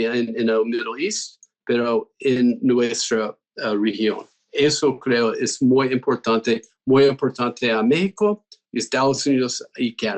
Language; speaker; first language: Spanish; non-native, fluent; English